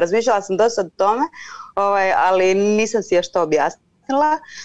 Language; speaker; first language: Serbian; non-native, fluent; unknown